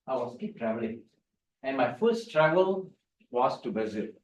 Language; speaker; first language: English; non-native, local second language; Tamil